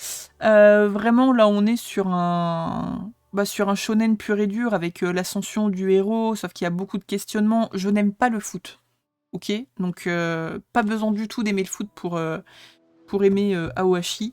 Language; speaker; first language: French; native; French